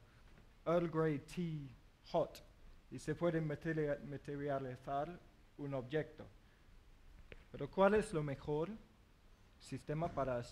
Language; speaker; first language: Spanish; non-native, learner; English